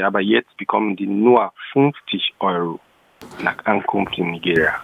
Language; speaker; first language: German; non-native, local second language; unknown